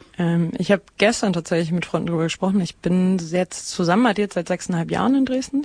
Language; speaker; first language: German; native; German